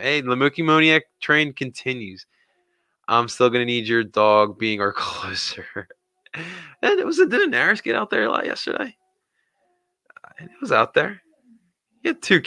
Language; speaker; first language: English; native; English